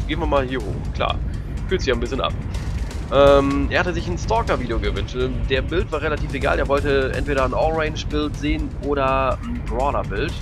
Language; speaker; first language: German; native; German